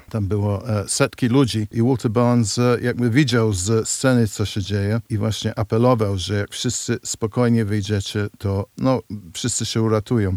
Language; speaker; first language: Polish; non-native, fluent; English